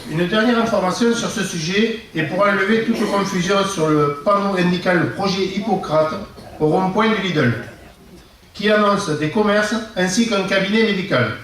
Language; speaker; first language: French; native; French